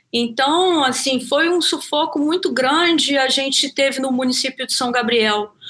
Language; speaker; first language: Portuguese; native; Portuguese